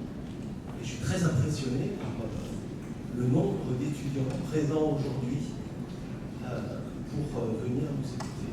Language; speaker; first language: French; native; French